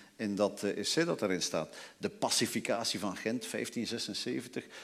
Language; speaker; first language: Dutch; native; Dutch